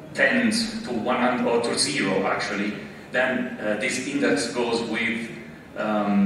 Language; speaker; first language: English; non-native, fluent; Italian